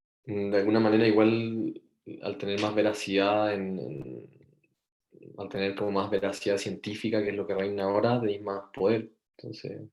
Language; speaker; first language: Spanish; native; Spanish